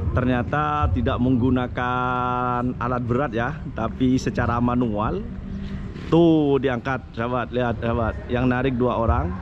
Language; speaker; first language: Indonesian; non-native, local second language; Madurese